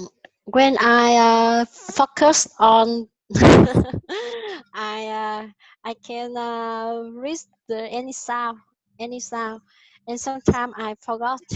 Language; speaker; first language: English; non-native, learner; Vietnamese